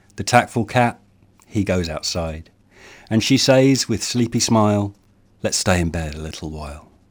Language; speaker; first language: English; native; English